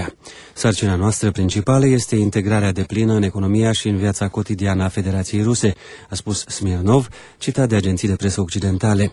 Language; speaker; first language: Romanian; native; Romanian